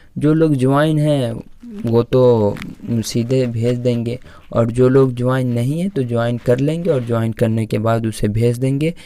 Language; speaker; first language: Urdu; native; Urdu